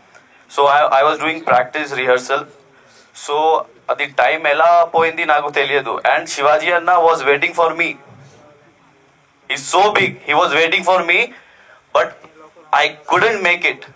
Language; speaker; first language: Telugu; non-native, learner; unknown